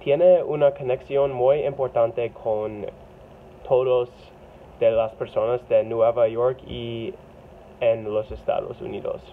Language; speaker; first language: Spanish; non-native, learner; English